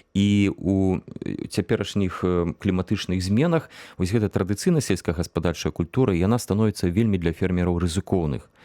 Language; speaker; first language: Belarusian; non-native, local second language; Russian